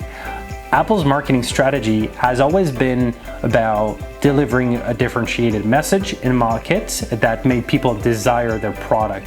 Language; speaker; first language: English; non-native, fluent; French